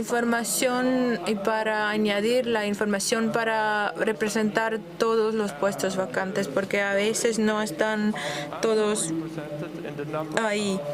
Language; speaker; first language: Spanish; non-native, fluent; Dutch